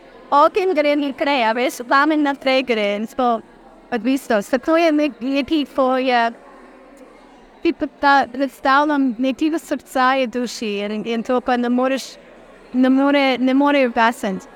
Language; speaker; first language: Slovenian; early bilingual, heritage; Slovenian